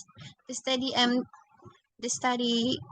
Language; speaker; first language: English; non-native, learner; Indonesian